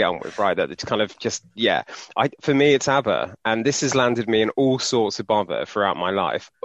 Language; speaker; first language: English; native; English